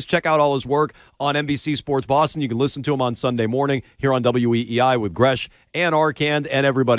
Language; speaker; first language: English; native; English